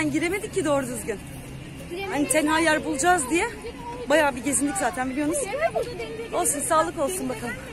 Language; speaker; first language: Turkish; native; Turkish